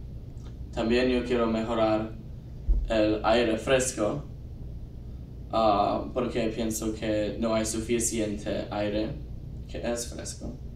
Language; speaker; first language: Spanish; non-native, learner; English